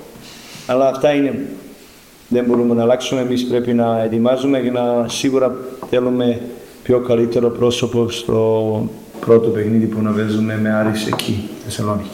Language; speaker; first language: Greek; non-native, learner; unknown